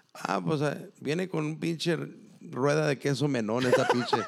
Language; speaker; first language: Spanish; early bilingual, heritage; Spanish